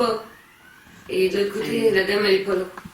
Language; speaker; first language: French; native; French